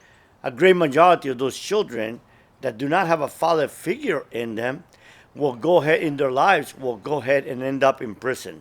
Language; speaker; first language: English; early bilingual, other home language; Spanish